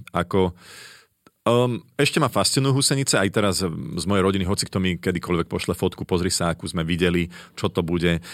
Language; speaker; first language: Slovak; native; Slovak